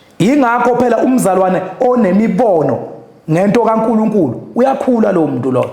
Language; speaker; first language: Zulu; native; Zulu